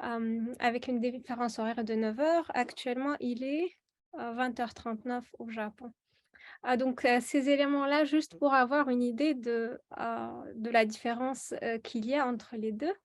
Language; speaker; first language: French; non-native, local second language; Arabic